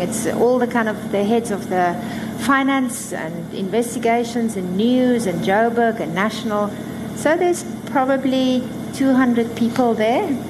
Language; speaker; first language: English; non-native, local second language; Afrikaans